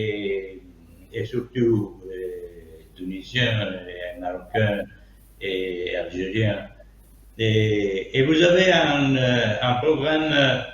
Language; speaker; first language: French; non-native, learner; Italian